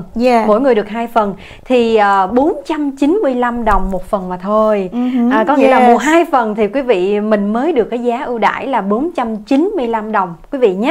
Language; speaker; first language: Vietnamese; native; Vietnamese